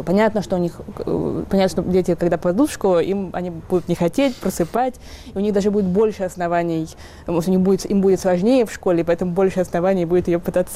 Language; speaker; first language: Russian; native; Russian